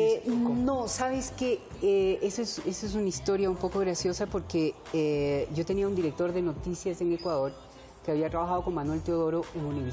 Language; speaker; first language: Spanish; early bilingual, heritage; Spanish